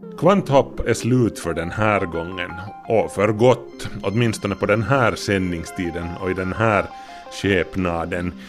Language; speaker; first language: Swedish; native; Swedish